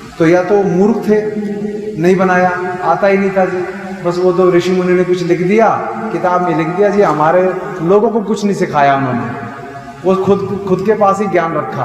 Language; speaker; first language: Hindi; native; Hindi